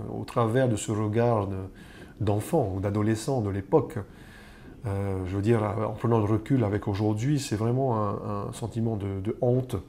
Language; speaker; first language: French; native; French